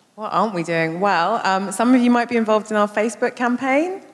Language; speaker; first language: English; native; English